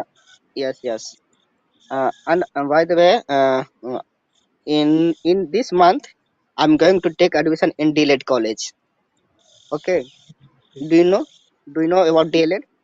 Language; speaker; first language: English; non-native, learner; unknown